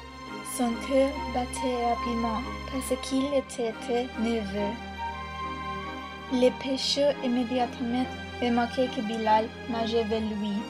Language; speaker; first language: French; non-native, learner; English